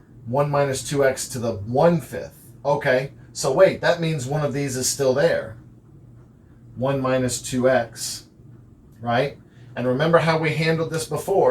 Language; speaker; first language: English; native; English